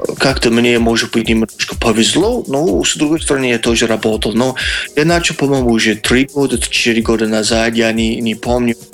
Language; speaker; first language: Russian; non-native, fluent; English